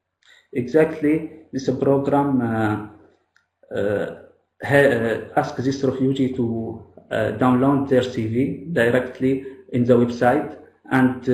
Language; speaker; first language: English; non-native, fluent; Arabic